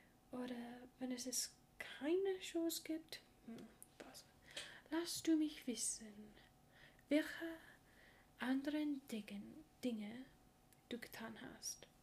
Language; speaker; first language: German; non-native, learner; English